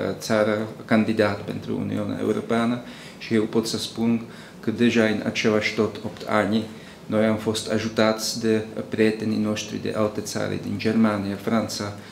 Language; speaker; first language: Romanian; non-native, learner; Czech